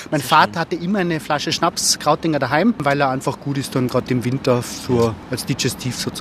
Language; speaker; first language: German; native; German